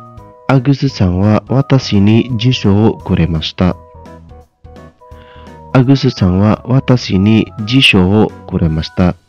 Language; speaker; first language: Japanese; non-native, fluent; Indonesian